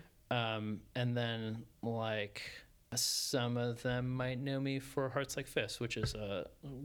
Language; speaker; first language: English; native; English